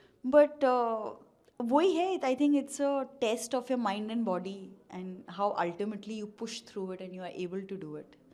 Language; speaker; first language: Hindi; native; Hindi